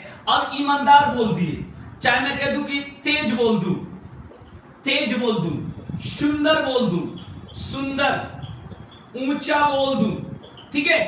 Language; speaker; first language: Hindi; native; Hindi